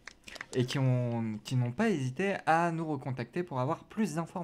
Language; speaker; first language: French; native; French